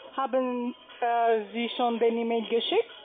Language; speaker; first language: German; non-native, fluent; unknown